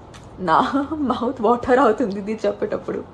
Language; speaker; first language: Telugu; non-native, fluent; Hindi